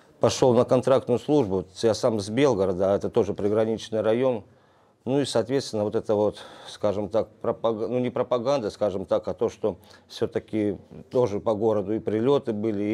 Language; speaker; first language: Russian; native; Russian